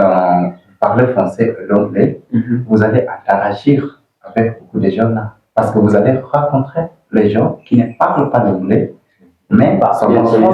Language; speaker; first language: French; non-native, learner; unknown